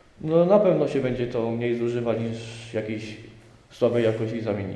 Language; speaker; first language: Polish; native; Polish